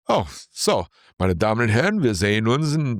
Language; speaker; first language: German; non-native, learner; English